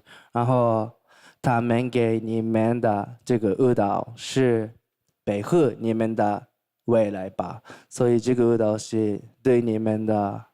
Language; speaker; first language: Chinese; non-native, fluent; Thai